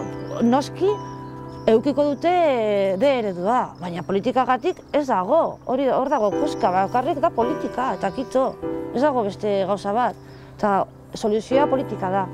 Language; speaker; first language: Basque; non-native, local second language; Spanish